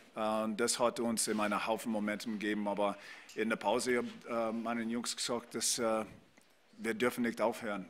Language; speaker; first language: German; non-native, fluent; English